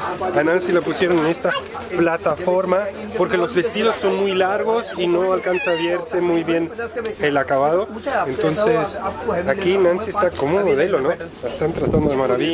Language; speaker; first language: Spanish; native; Spanish